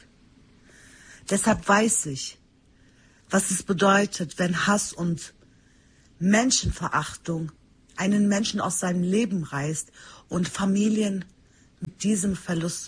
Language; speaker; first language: German; early bilingual, other home language; Turkish